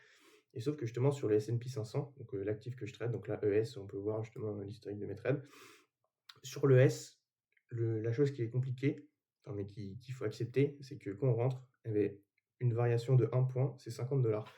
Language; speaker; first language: French; native; French